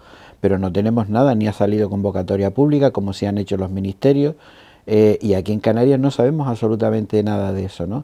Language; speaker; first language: Spanish; native; Spanish